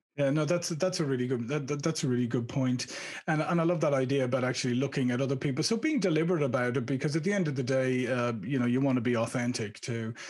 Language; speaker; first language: English; native; English